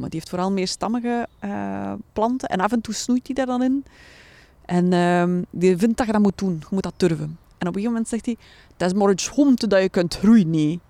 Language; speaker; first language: Dutch; native; Dutch